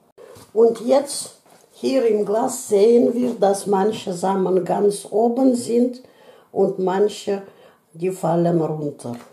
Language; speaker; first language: German; non-native, learner; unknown